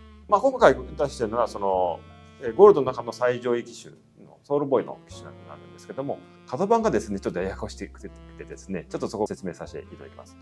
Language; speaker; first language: Japanese; native; Japanese